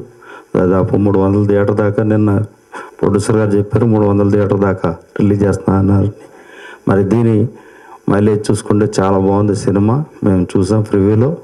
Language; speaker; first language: Telugu; native; Telugu